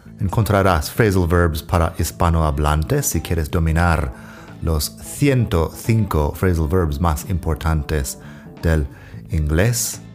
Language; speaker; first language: Spanish; non-native, fluent; English